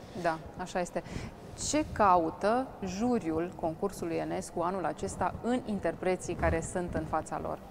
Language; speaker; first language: Romanian; native; Romanian